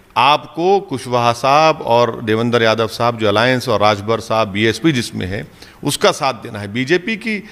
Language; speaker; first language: Hindi; non-native, local second language; Urdu